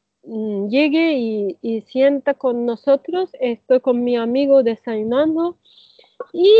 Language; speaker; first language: Spanish; non-native, learner; Turkish